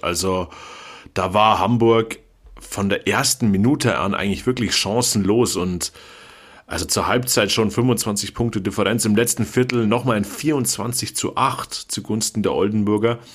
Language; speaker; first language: German; native; German